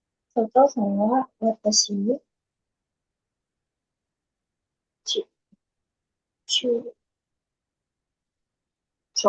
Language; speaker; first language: Japanese; non-native, learner; Indonesian